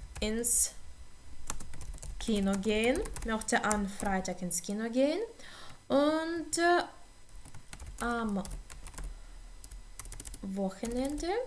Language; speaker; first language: German; non-native, fluent; Ukrainian